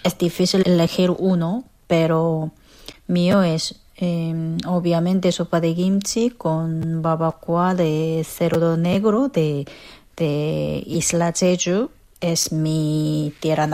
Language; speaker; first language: Spanish; non-native, fluent; Korean